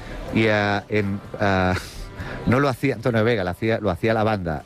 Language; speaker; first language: Spanish; native; Spanish